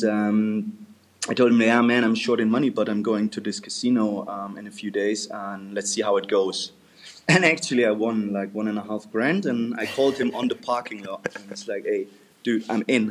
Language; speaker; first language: English; non-native, fluent; German